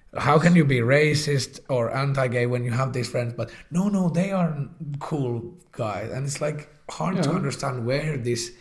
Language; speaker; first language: English; non-native, fluent; Finnish